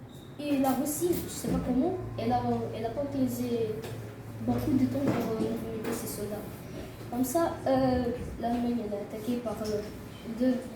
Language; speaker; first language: French; non-native, learner; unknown